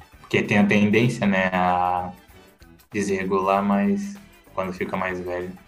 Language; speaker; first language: Portuguese; native; Portuguese